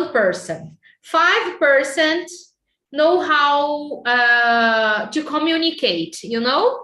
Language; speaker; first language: English; non-native, fluent; Portuguese